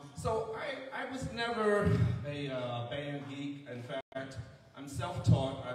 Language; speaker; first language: English; native; English